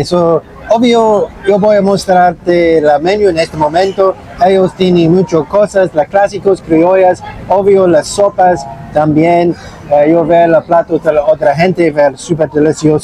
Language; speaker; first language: Spanish; non-native, learner; English